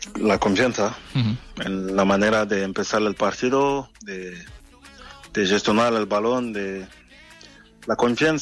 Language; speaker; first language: Spanish; non-native, fluent; French